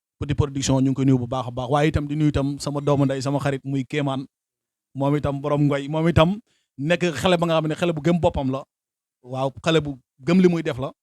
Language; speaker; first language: Wolof; native; Wolof